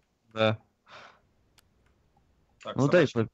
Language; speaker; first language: Russian; native; Russian